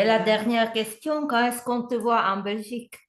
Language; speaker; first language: French; non-native, fluent; Czech